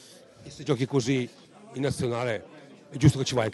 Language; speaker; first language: Italian; native; Italian